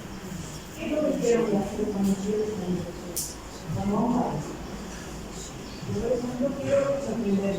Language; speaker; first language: Spanish; non-native, learner; Arabic